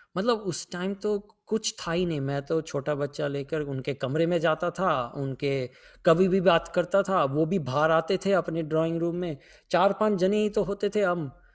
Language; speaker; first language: Hindi; early bilingual, heritage; Hindi